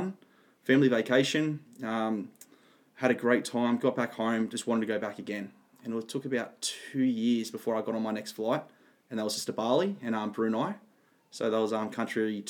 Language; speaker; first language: English; native; English